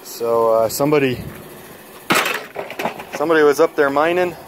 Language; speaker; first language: English; native; English